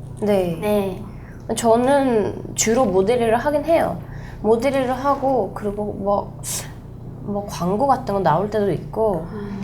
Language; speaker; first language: Korean; non-native, fluent; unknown